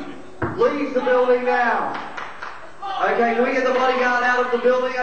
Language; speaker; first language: English; native; English